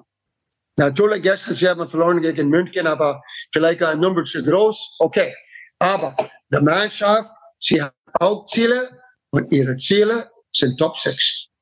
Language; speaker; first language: German; non-native, fluent; English